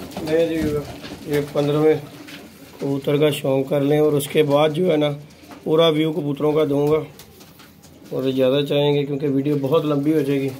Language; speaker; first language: Hindi; non-native, local second language; Punjabi